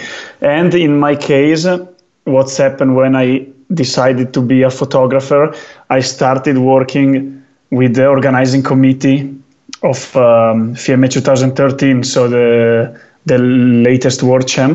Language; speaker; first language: English; non-native, fluent; Italian